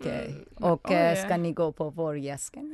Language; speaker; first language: Swedish; non-native, fluent; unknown